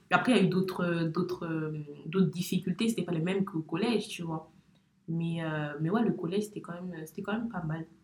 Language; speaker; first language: French; native; French